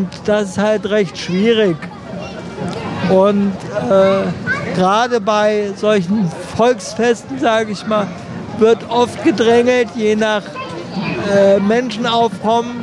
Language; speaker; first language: German; native; German